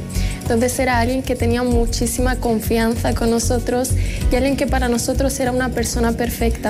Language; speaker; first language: Spanish; early bilingual, other home language; Arabic